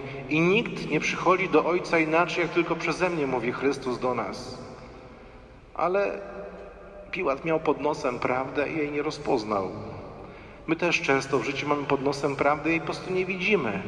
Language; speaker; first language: Polish; native; Polish